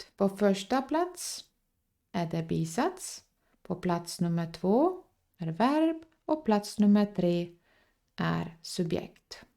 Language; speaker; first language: Swedish; non-native, fluent; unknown